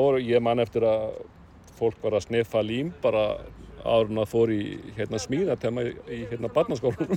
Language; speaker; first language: Icelandic; native; Icelandic